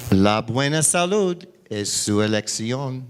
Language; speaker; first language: Spanish; non-native, learner; English